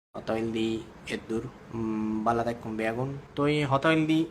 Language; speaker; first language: Bangla; native; Bangla